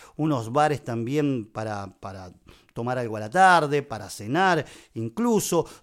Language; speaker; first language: Spanish; native; Spanish